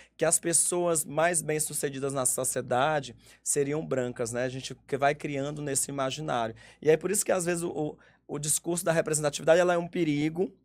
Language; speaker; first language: Portuguese; native; Portuguese